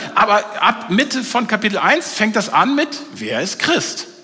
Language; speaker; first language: German; native; German